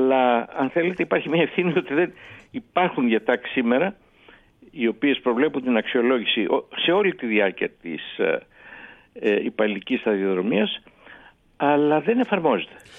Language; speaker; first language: Greek; native; Greek